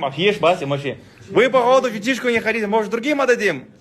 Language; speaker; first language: Russian; native; Russian